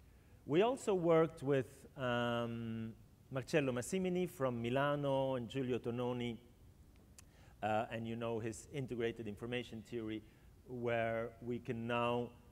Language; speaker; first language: English; non-native, fluent; French